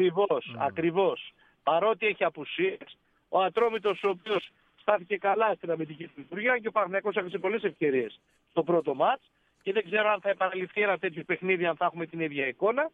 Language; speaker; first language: Greek; native; Greek